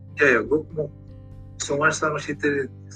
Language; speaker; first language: Japanese; non-native, learner; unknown